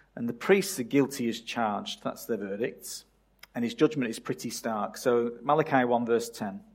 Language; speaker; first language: English; native; English